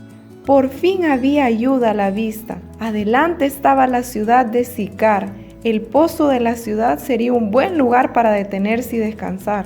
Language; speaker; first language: Spanish; native; Spanish